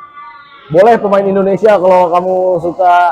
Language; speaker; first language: Indonesian; native; Indonesian